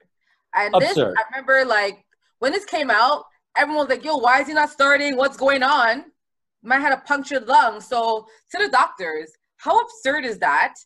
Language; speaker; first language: English; native; English